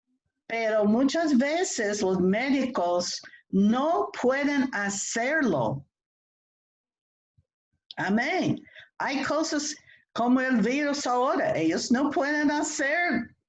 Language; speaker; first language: Spanish; non-native, fluent; English